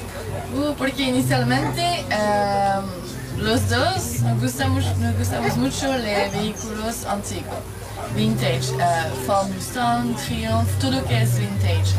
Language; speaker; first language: Spanish; non-native, learner; French